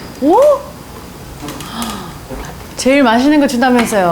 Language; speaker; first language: Korean; non-native, fluent; English